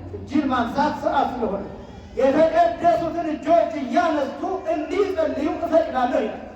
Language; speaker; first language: Amharic; native; Amharic